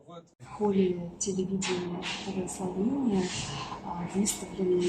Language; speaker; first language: Russian; native; Russian